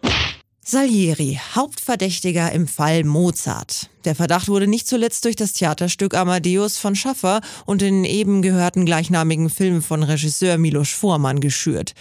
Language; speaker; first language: German; native; German